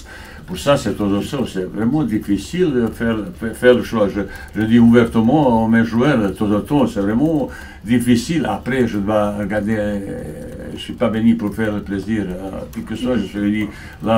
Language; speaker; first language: French; non-native, fluent; Bosnian